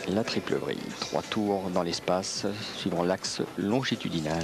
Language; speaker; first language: French; native; French